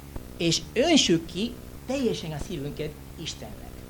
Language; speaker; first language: Hungarian; non-native, learner; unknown